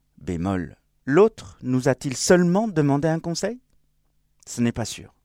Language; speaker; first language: French; non-native, fluent; Spanish